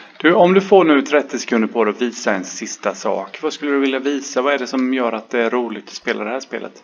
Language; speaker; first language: Swedish; native; Swedish